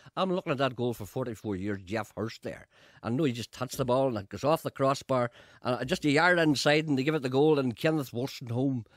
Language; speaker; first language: English; native; English